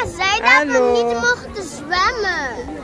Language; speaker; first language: Dutch; early bilingual, other home language; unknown